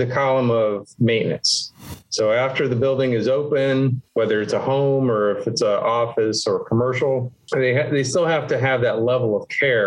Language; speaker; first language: English; native; English